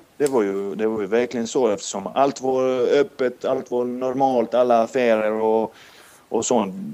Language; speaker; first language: Swedish; non-native, fluent; Serbian